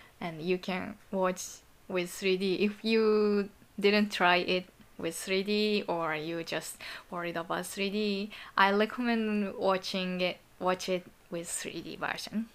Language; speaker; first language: English; non-native, learner; Japanese